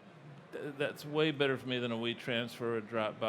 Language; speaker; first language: English; native; English